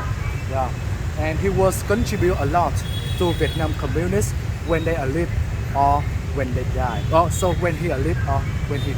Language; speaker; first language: English; non-native, learner; Vietnamese